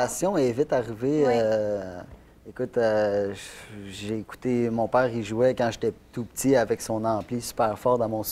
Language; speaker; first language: French; native; French